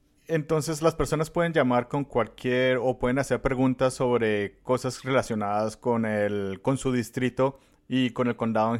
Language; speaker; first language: Spanish; native; Spanish